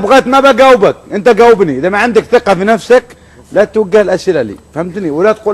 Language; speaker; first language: Arabic; native; Arabic